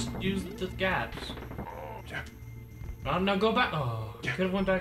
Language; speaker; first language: English; native; English